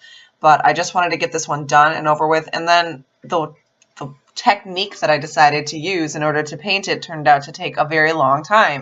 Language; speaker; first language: English; native; English